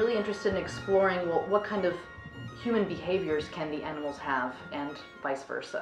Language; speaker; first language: English; native; English